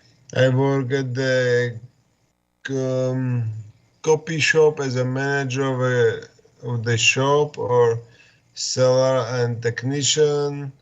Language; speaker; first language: English; non-native, fluent; Slovak